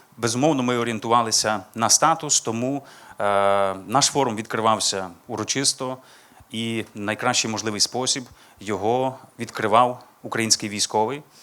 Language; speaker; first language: Ukrainian; native; Ukrainian